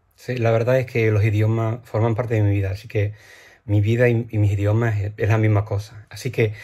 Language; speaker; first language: Spanish; non-native, fluent; English